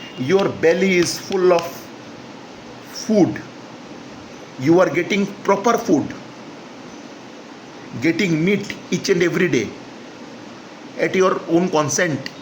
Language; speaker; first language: English; non-native, local second language; Bangla